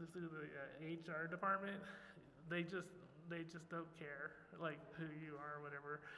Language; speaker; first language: English; native; English